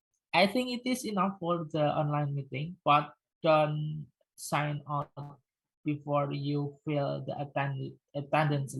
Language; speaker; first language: English; non-native, fluent; Indonesian